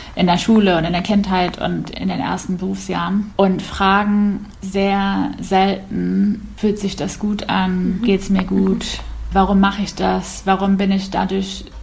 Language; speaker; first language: German; non-native, fluent; English